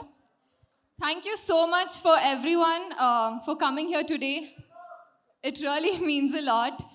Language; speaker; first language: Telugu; non-native, learner; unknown